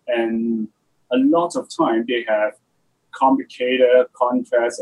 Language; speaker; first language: English; non-native, local second language; Cantonese